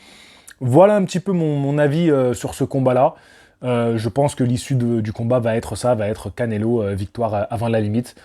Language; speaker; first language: French; native; French